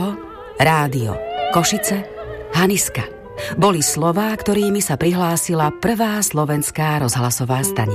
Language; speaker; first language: Slovak; native; Slovak